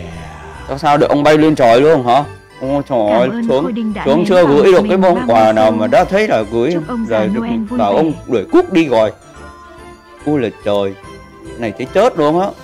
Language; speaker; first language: Vietnamese; native; Vietnamese